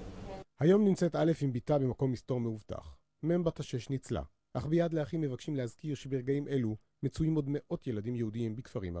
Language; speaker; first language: Hebrew; native; Hebrew